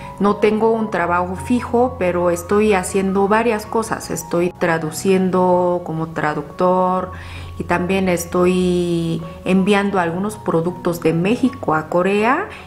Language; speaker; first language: Spanish; non-native, fluent; Korean